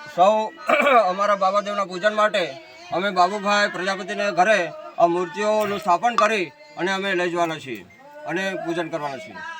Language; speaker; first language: Gujarati; non-native, local second language; Bhili